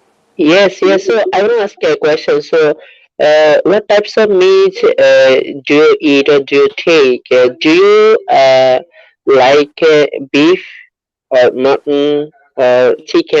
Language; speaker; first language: English; non-native, learner; Bangla